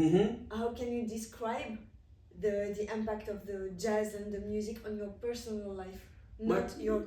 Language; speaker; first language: English; non-native, fluent; French